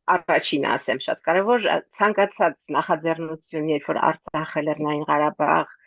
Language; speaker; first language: Armenian; native; Armenian